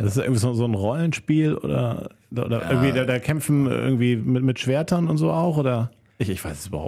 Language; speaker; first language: German; native; German